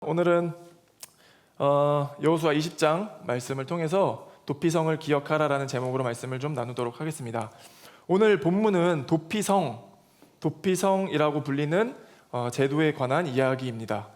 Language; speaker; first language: Korean; native; Korean